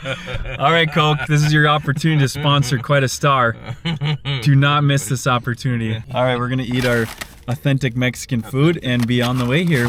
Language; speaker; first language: English; native; English